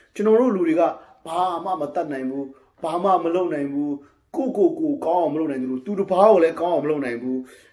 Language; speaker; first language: Burmese; non-native, local second language; Kachin